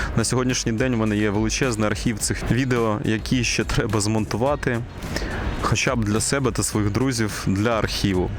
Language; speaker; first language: Ukrainian; non-native, local second language; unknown